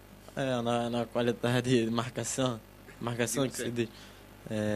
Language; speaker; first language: Italian; non-native, learner; Portuguese